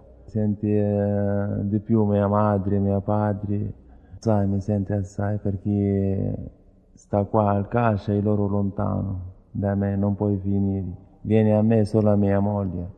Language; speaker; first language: Italian; non-native, learner; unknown